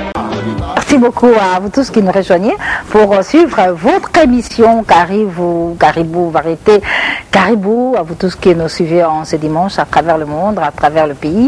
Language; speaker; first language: French; non-native, local second language; Lingala